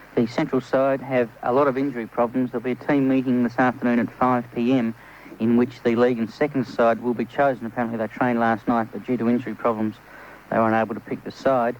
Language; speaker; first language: English; native; English